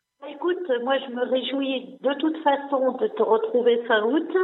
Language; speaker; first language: French; non-native, local second language; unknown